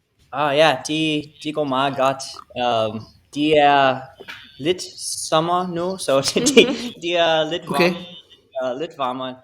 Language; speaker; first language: Danish; non-native, learner; English